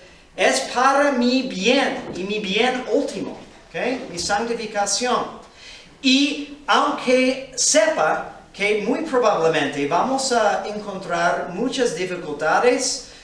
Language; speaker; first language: Spanish; non-native, fluent; English